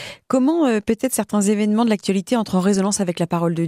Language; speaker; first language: French; native; French